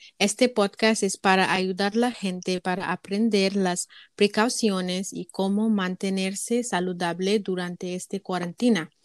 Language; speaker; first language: Spanish; non-native, learner; English